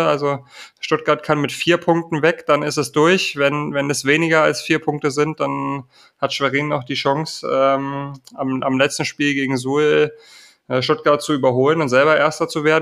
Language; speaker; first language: German; native; German